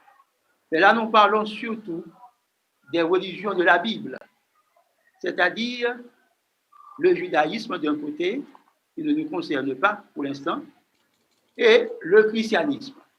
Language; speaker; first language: French; non-native, local second language; Haitian Creole